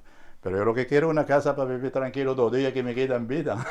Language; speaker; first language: Spanish; native; Spanish